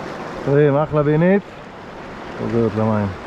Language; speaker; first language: Hebrew; native; Hebrew